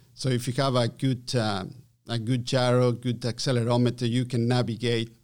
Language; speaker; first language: English; non-native, fluent; Spanish